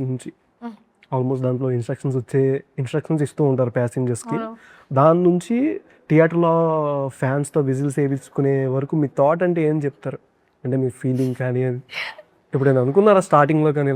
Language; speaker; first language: Telugu; native; Telugu